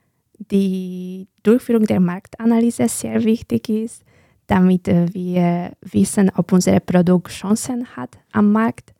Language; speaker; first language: German; non-native, fluent; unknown